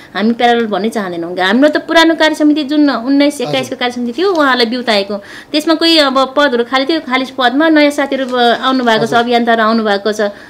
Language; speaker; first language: Nepali; native; Nepali